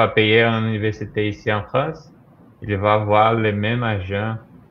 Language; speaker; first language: French; non-native, fluent; Portuguese